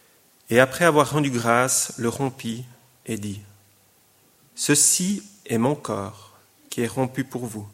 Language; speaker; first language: French; native; French